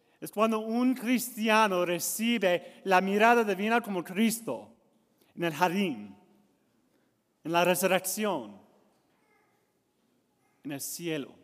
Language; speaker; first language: Spanish; non-native, learner; English